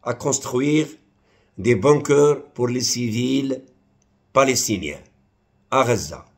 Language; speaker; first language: French; non-native, local second language; Arabic